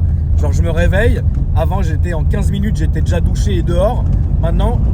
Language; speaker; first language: French; native; French